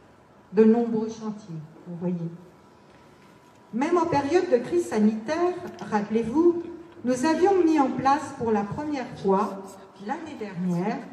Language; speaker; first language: French; native; French